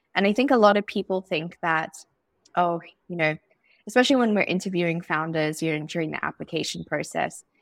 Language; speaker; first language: English; native; English